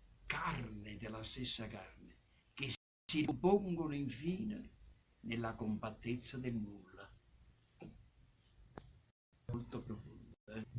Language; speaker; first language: Italian; native; Italian